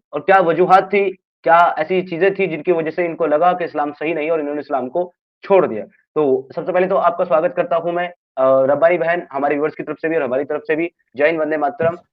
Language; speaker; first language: Hindi; native; Hindi